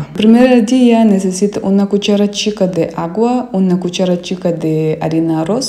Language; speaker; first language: Spanish; non-native, fluent; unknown